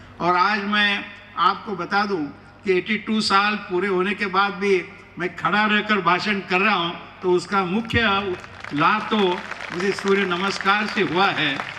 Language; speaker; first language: Hindi; non-native, local second language; Marathi